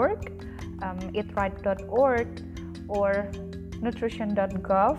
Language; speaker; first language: English; non-native, fluent; Indonesian